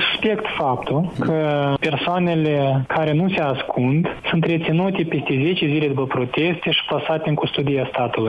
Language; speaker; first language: Romanian; native; Romanian